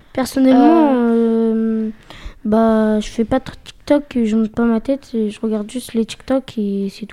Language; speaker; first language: French; native; French